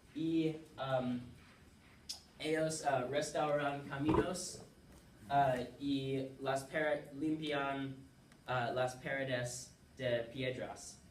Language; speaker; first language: Spanish; non-native, learner; English